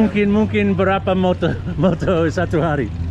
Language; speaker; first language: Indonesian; non-native, learner; English